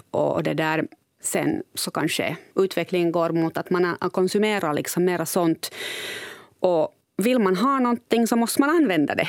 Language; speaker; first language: Swedish; native; Swedish